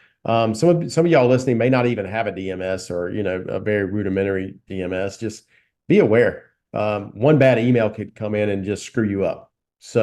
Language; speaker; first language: English; native; English